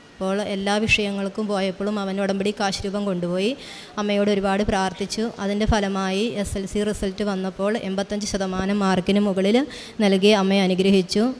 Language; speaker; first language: Malayalam; native; Malayalam